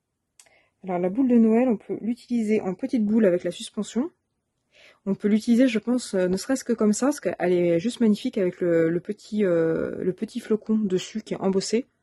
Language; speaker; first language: French; native; French